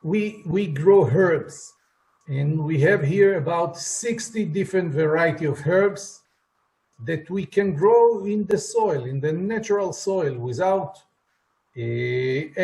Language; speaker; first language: English; non-native, fluent; Hebrew